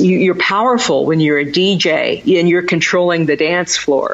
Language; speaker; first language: English; native; English